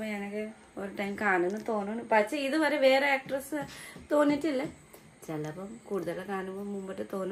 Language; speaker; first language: Malayalam; non-native, learner; Nepali